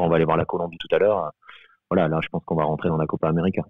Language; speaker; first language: French; native; French